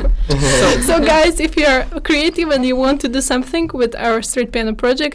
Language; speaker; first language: English; non-native, fluent; Slovak